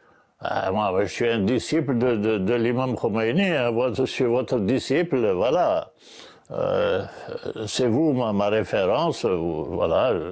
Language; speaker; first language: French; non-native, local second language; Arabic